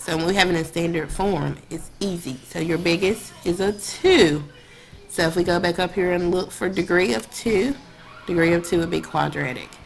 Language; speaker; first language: English; native; English